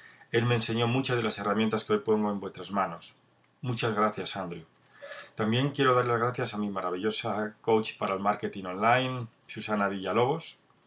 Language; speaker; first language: Spanish; native; Spanish